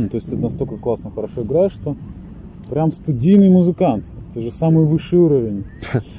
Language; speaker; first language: Russian; native; Russian